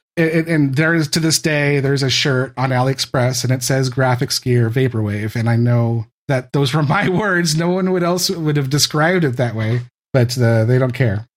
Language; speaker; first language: English; native; English